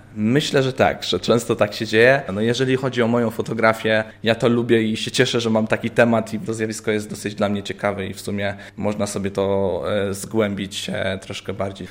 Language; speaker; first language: Polish; native; Polish